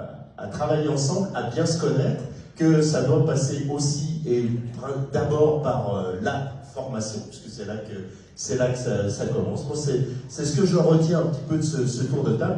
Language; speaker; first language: French; native; French